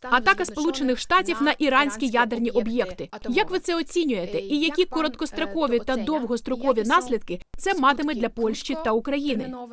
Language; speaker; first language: Ukrainian; native; Ukrainian